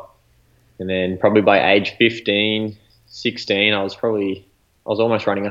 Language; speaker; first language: English; native; English